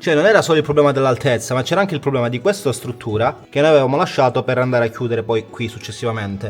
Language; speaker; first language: Italian; native; Italian